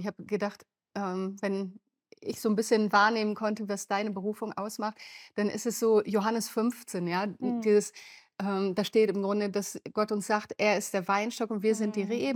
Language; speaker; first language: German; native; German